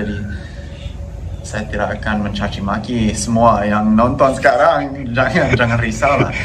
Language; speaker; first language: Indonesian; non-native, fluent; English